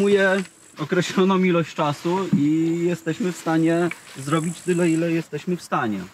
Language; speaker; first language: Polish; native; Polish